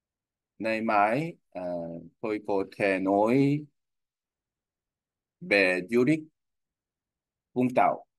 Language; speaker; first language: Vietnamese; non-native, learner; Korean